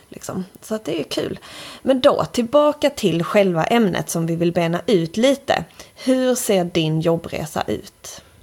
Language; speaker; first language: Swedish; native; Swedish